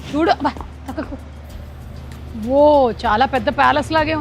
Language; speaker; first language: Telugu; native; Telugu